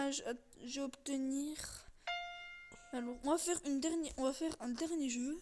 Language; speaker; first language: French; native; French